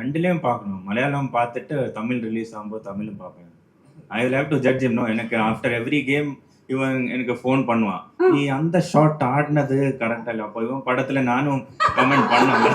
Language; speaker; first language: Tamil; non-native, local second language; Malayalam